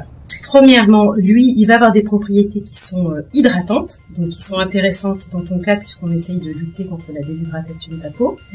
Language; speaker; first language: French; native; French